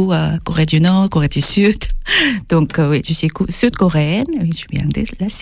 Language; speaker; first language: French; non-native, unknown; Korean